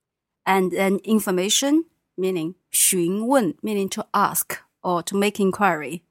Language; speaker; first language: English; non-native, fluent; Chinese